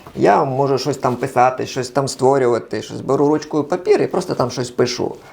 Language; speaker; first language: Ukrainian; non-native, local second language; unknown